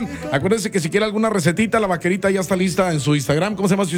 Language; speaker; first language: Spanish; native; Spanish